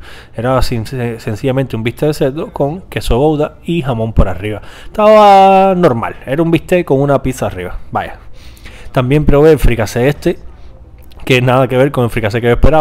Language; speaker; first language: Spanish; native; Spanish